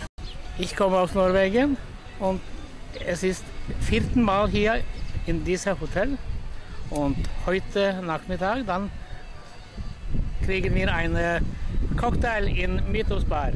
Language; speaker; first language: German; non-native, learner; Norwegian